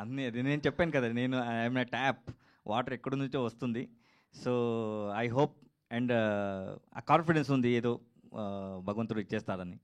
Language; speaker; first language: Telugu; non-native, learner; Kannada